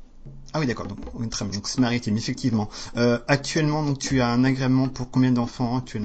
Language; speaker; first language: French; native; French